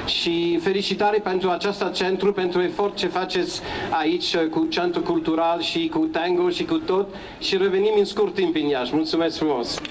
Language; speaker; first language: Romanian; non-native, learner; French